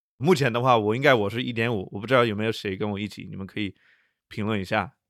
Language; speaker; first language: Chinese; non-native, fluent; English